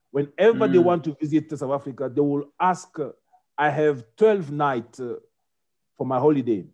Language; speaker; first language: English; non-native, fluent; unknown